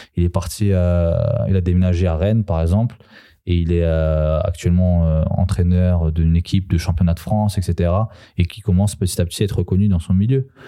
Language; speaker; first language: French; early bilingual, other home language; Serbian